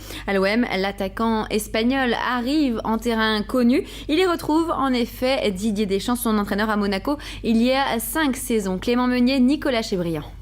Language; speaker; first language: French; native; French